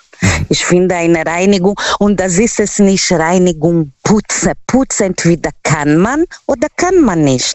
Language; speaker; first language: German; non-native, learner; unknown